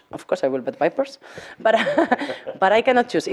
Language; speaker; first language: English; non-native, fluent; Spanish